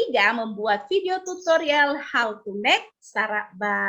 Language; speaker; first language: English; non-native, learner; Indonesian